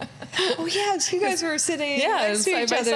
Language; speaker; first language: English; native; English